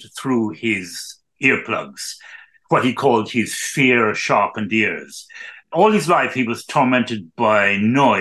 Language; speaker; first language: English; native; English